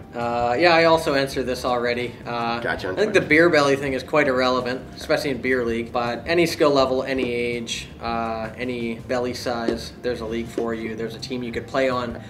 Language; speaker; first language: English; native; English